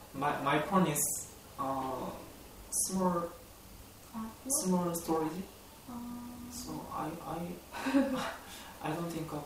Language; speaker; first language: English; non-native, learner; Korean